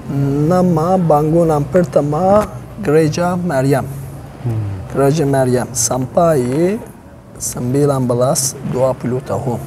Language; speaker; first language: Indonesian; non-native, learner; Turkish